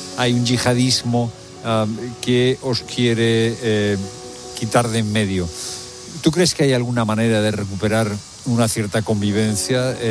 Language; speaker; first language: Spanish; native; Spanish